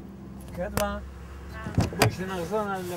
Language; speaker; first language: Hebrew; non-native, fluent; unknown